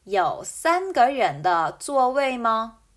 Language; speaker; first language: Chinese; non-native, fluent; Korean